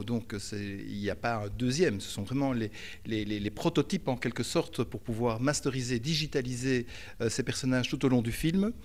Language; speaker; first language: French; native; French